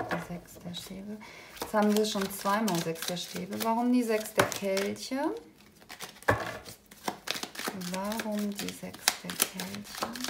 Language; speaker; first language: German; native; German